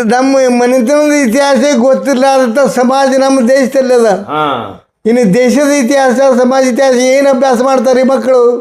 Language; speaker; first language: Kannada; native; Kannada